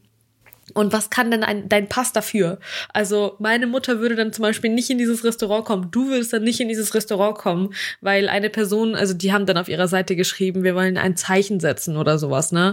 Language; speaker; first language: German; early bilingual, other home language; Russian